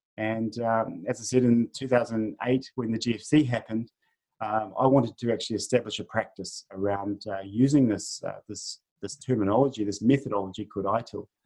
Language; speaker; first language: English; native; English